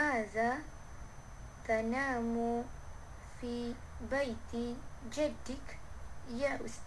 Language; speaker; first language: Arabic; non-native, learner; Malay